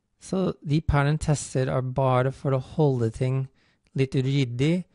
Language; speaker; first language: Norwegian; non-native, fluent; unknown